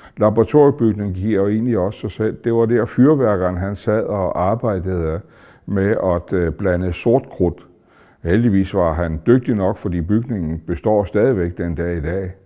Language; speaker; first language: Danish; native; Danish